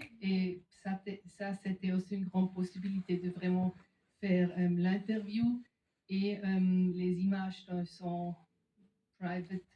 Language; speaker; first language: French; non-native, fluent; German